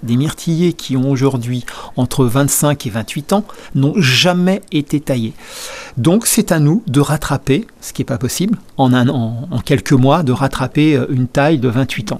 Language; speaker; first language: French; native; French